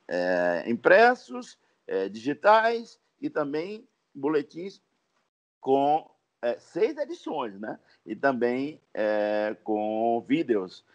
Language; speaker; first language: Portuguese; native; Portuguese